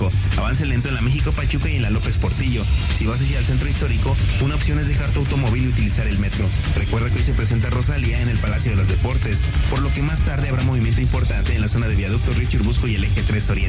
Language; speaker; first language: Spanish; native; Spanish